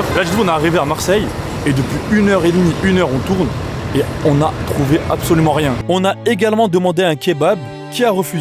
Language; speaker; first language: French; native; French